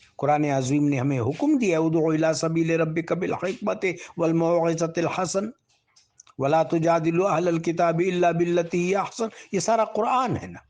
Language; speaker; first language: Urdu; non-native, local second language; Pashto